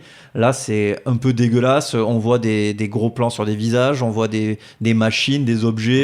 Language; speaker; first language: French; native; French